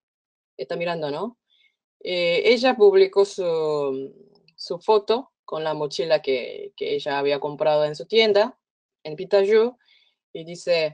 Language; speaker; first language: Spanish; non-native, fluent; Korean